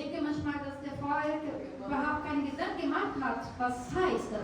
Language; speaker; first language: German; non-native, fluent; Portuguese